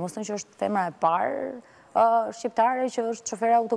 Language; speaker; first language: Albanian; native; Albanian